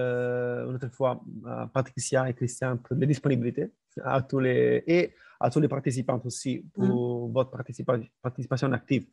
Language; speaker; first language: French; non-native, learner; Spanish